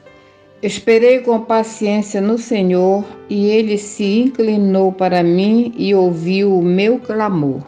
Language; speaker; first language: Portuguese; native; Portuguese